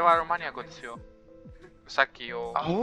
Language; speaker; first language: Japanese; non-native, learner; Romanian